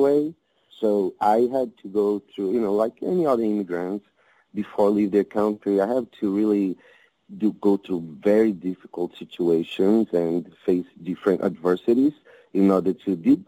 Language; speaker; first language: English; non-native, fluent; Portuguese